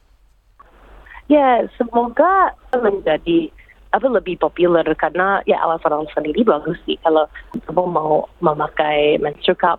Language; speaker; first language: Indonesian; early bilingual, heritage; English